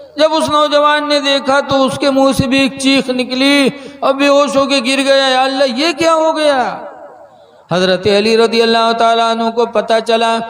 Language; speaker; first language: Urdu; native; Urdu